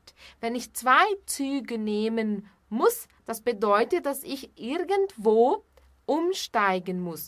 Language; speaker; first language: German; non-native, fluent; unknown